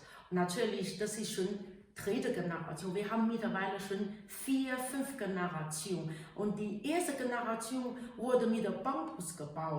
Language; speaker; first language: German; non-native, learner; Chinese